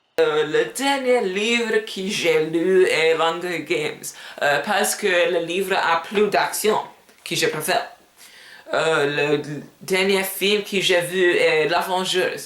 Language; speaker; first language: French; non-native, learner; English